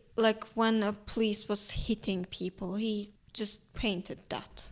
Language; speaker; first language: English; non-native, fluent; Azerbaijani